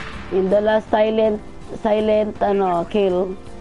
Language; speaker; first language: English; non-native, local second language; Filipino